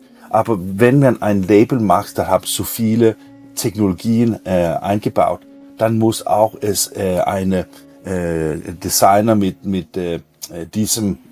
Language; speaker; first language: German; non-native, learner; Danish